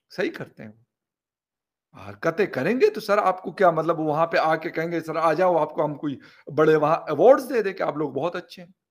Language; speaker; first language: Hindi; native; Hindi